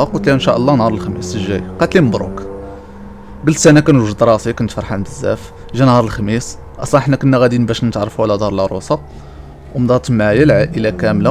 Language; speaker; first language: Arabic; native; Arabic